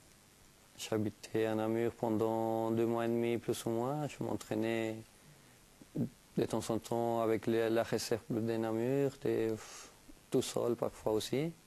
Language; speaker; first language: French; non-native, fluent; Spanish